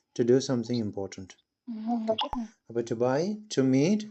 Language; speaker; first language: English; non-native, local second language; Malayalam